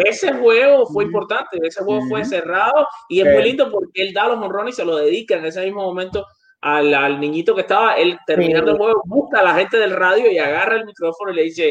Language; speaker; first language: Spanish; native; Spanish